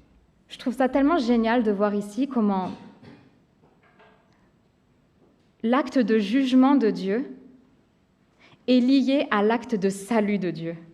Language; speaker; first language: French; native; French